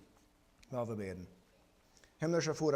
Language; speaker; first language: German; non-native, learner; Plautdietsch